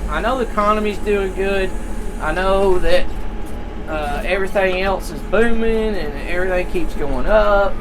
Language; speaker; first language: English; native; English